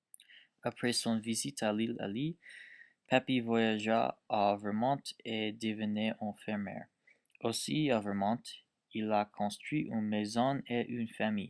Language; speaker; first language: French; non-native, learner; English